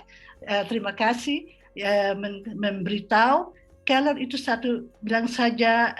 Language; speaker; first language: Indonesian; non-native, fluent; Dutch